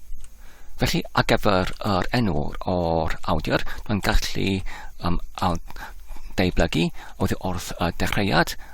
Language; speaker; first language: Welsh; non-native, fluent; English